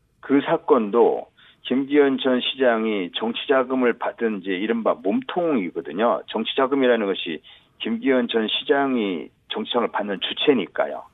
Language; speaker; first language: Korean; native; Korean